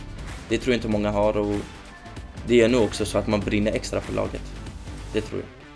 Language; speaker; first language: Swedish; early bilingual, other home language; Kurdish